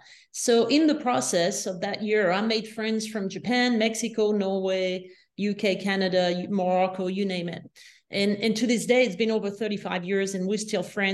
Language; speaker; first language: English; non-native, fluent; French